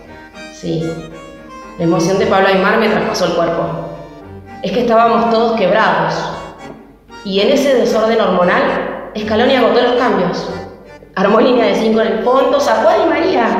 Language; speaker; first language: Spanish; native; Spanish